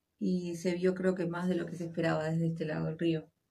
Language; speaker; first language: Spanish; native; Spanish